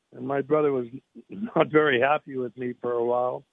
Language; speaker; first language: English; native; English